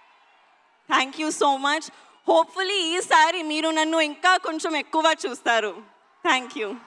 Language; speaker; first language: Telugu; non-native, local second language; Hindi